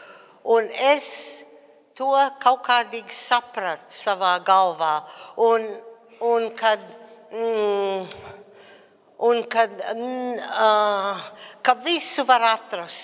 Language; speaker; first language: Latvian; early bilingual, heritage; Latvian